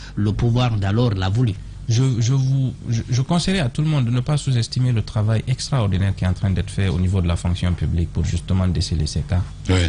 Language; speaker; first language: French; non-native, local second language; Fula